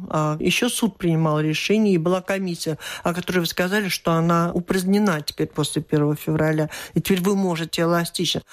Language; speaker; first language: Russian; native; Russian